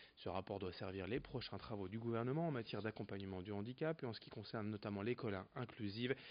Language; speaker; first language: French; native; French